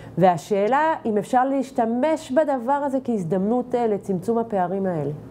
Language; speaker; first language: Hebrew; native; Hebrew